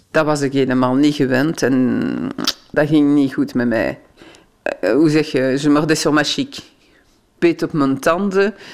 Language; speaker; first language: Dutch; non-native, local second language; French